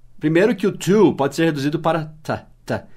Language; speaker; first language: Portuguese; non-native, fluent; English